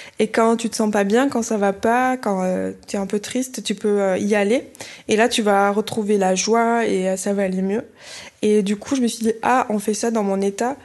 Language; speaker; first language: French; non-native, fluent; Bini